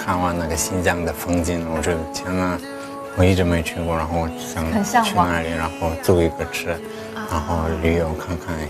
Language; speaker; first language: Chinese; non-native, fluent; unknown